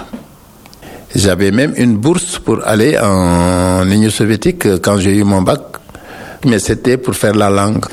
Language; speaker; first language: French; non-native, local second language; Wolof